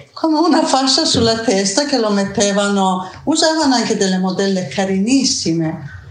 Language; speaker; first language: Italian; non-native, fluent; Persian